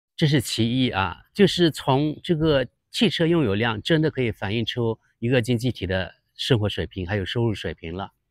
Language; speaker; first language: Chinese; native; Chinese